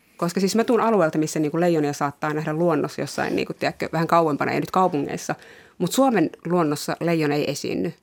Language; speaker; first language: Finnish; early bilingual, other home language; Somali